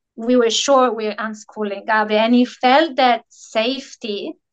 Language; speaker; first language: English; non-native, fluent; Italian